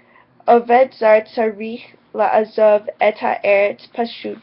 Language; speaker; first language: Hebrew; non-native, learner; English